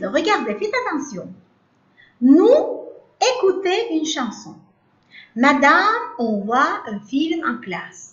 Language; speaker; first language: French; non-native, learner; Uzbek